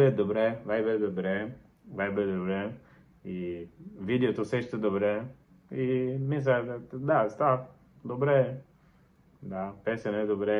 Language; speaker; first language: Bulgarian; non-native, learner; Portuguese